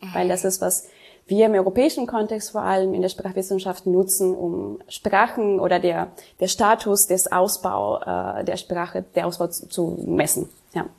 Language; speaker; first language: German; non-native, fluent; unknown